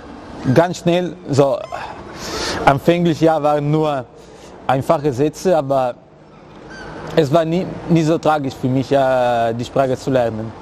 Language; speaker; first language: German; early bilingual, other home language; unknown